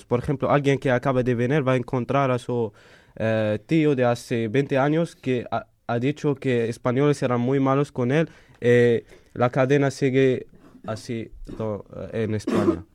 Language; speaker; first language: Spanish; non-native, fluent; Arabic